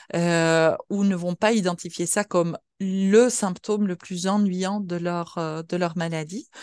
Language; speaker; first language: French; native; French